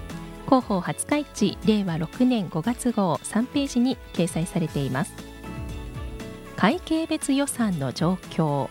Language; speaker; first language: Japanese; native; Japanese